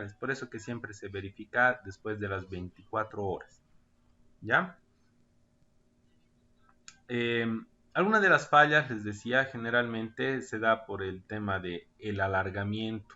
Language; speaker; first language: Spanish; native; Spanish